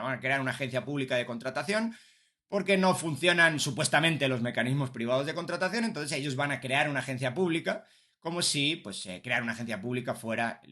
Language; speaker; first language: Spanish; native; Spanish